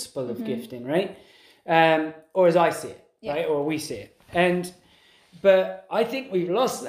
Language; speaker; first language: English; native; English